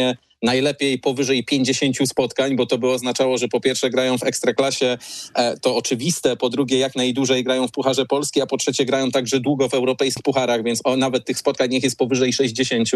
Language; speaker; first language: Polish; native; Polish